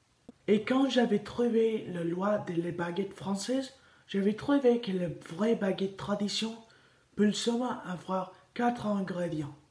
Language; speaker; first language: French; non-native, learner; Spanish